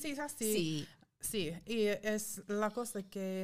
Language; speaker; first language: Spanish; non-native, fluent; English